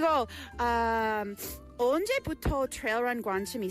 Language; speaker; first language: Korean; non-native, learner; English